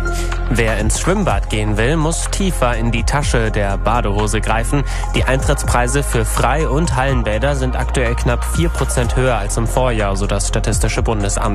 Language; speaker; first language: German; native; German